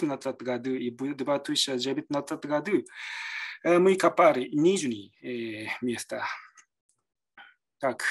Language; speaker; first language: Russian; non-native, learner; Japanese